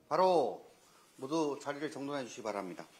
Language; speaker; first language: Korean; native; Korean